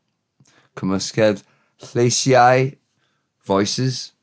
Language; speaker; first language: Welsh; non-native, learner; English